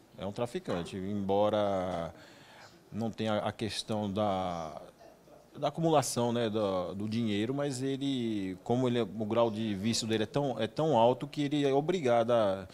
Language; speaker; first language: Portuguese; native; Portuguese